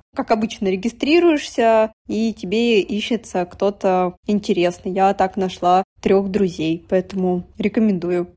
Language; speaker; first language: Russian; native; Russian